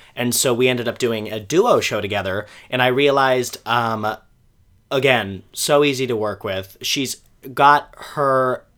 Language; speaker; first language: English; native; English